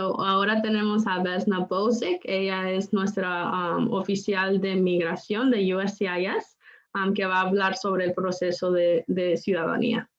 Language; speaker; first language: Spanish; non-native, local second language; English